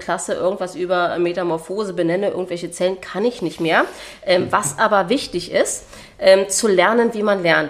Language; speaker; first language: German; native; German